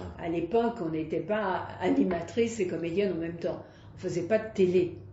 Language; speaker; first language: French; native; French